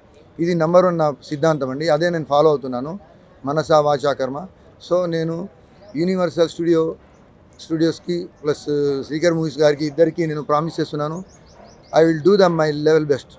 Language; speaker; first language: Telugu; native; Telugu